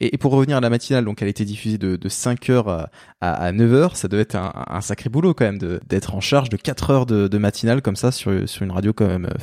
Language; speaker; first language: French; native; French